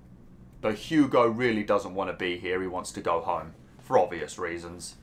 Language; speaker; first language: English; native; English